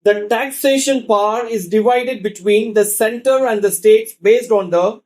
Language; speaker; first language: English; non-native, local second language; Tamil